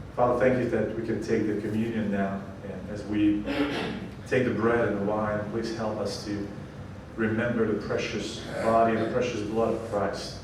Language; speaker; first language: English; non-native, fluent; Hungarian